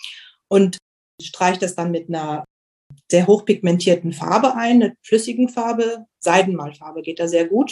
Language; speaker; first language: German; native; German